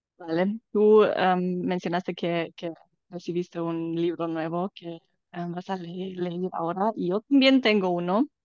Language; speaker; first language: Spanish; non-native, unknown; Romanian